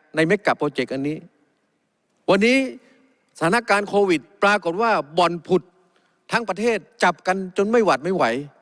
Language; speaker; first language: Thai; native; Thai